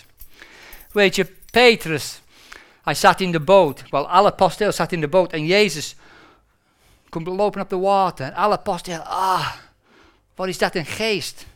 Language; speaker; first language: Dutch; non-native, fluent; English